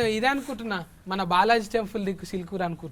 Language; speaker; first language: Telugu; native; Telugu